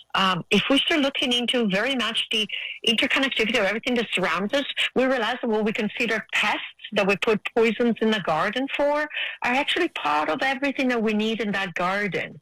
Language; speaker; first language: English; non-native, fluent; Italian